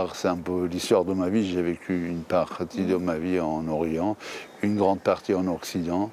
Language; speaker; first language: French; non-native, fluent; Persian